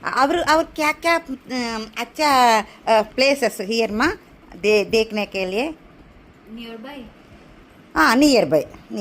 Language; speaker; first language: Hindi; non-native, local second language; Telugu